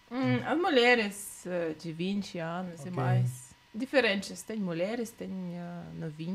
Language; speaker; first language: Portuguese; non-native, learner; Russian